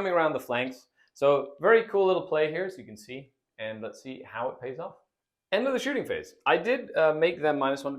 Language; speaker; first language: English; native; English